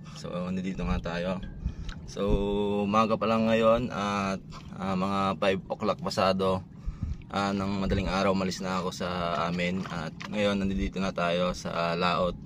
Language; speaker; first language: Filipino; non-native, local second language; Iloko